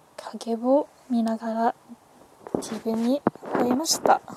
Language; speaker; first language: Japanese; early bilingual, other home language; Chinese